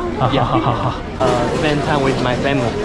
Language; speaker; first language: English; non-native, learner; Chinese